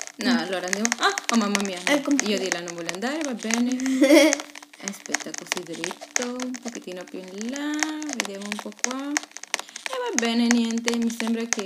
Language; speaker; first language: Italian; non-native, fluent; Spanish